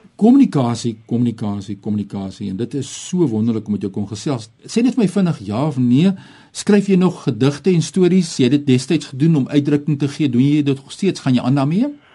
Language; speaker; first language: Afrikaans; native; Afrikaans